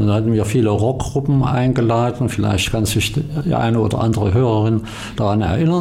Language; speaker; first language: German; native; German